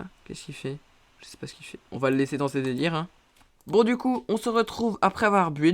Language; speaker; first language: French; native; French